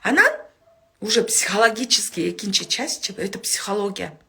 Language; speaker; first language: Russian; non-native, local second language; Kyrgyz